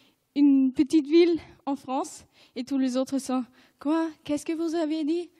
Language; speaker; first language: French; non-native, fluent; German